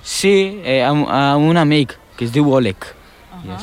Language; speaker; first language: Catalan; early bilingual, other home language; Polish